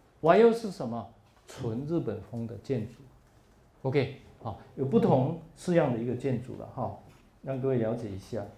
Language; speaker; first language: Chinese; non-native, local second language; Hakka Chinese